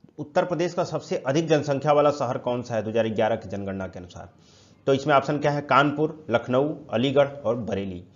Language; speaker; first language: Hindi; native; Hindi